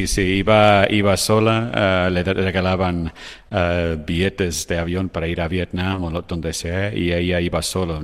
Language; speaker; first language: Spanish; non-native, fluent; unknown